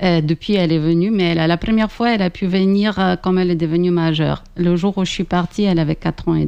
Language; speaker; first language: French; non-native, fluent; Ukrainian